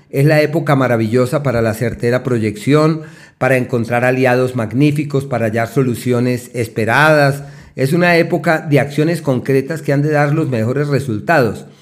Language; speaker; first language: Spanish; native; Spanish